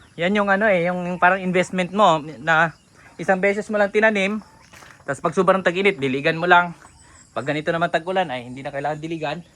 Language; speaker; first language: Filipino; non-native, local second language; Cebuano